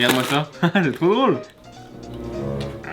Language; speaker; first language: French; native; French